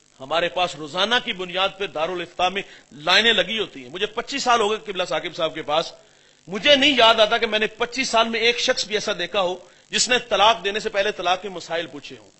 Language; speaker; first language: Urdu; non-native, local second language; Punjabi